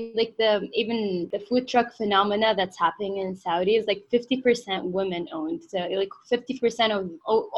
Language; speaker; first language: English; non-native, fluent; Arabic